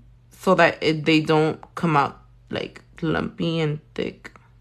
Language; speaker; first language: English; early bilingual, other home language; Spanish